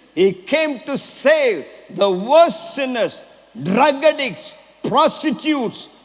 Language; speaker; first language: English; non-native, local second language; Tamil